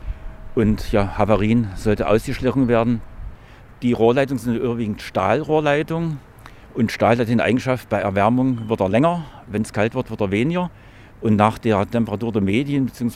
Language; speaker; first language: German; native; German